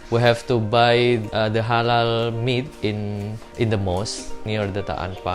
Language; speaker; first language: English; non-native, learner; Indonesian